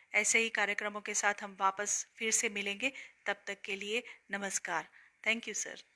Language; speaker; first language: Hindi; non-native, local second language; Gujarati